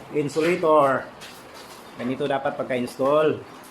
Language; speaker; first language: Filipino; non-native, local second language; Cebuano